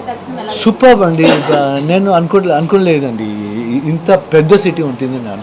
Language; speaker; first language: Telugu; non-native, learner; Kannada